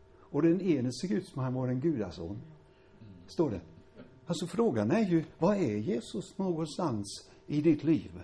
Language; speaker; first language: Swedish; native; Swedish